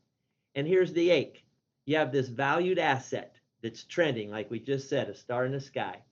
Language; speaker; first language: English; native; English